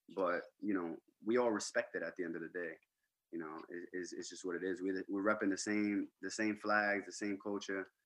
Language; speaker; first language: English; early bilingual, other home language; Spanish